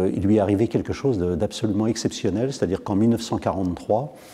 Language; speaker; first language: French; native; French